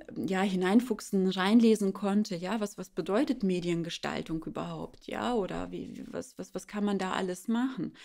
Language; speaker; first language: German; early bilingual, other home language; Russian